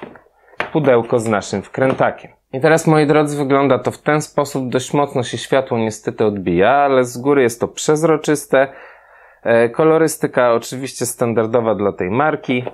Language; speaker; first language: Polish; native; Polish